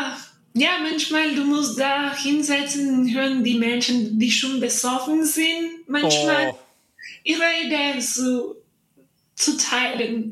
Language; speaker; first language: German; non-native, learner; Spanish